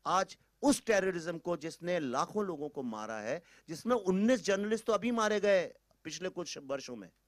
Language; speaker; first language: Hindi; native; Hindi